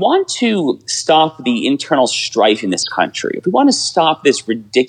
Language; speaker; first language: English; native; English